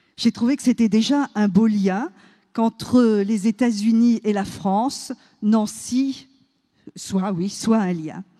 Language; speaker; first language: French; native; French